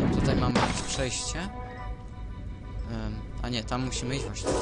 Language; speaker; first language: Polish; native; Polish